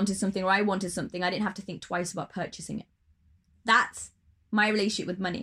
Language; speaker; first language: English; native; English